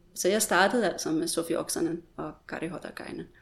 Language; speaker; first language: Danish; native; Danish